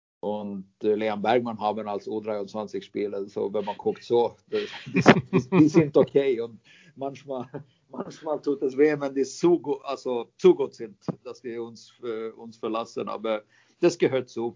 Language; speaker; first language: German; non-native, fluent; Swedish